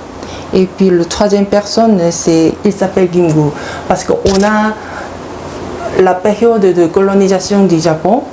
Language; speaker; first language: French; non-native, learner; Korean